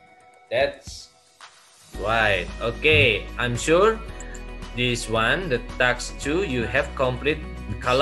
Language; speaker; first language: English; non-native, learner; Indonesian